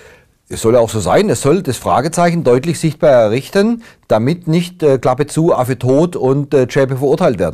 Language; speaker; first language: German; native; German